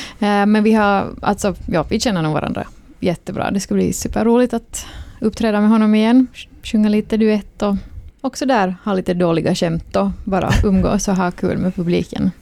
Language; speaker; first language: Swedish; native; Swedish